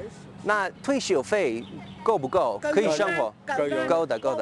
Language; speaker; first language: Chinese; non-native, fluent; English